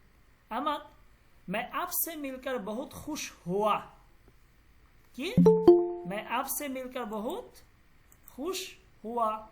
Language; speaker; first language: Hindi; non-native, fluent; Bangla